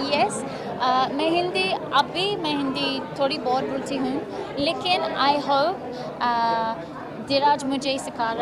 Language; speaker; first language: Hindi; non-native, learner; English